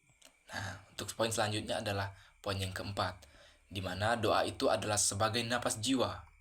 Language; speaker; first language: Indonesian; native; Indonesian